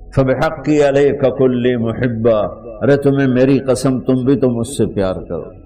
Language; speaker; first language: Urdu; non-native, local second language; Punjabi